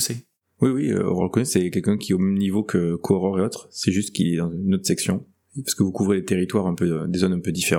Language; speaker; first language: French; native; French